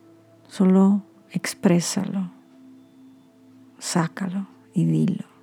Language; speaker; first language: Spanish; native; Spanish